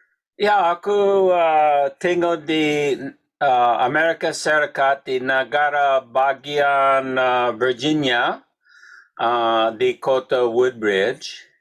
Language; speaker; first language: Indonesian; non-native, learner; English